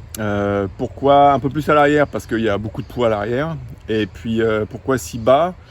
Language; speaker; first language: French; native; French